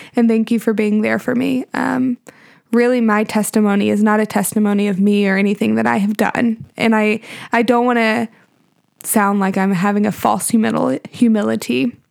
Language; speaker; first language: English; native; English